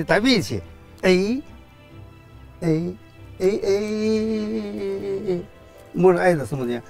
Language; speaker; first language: Russian; non-native, learner; Chinese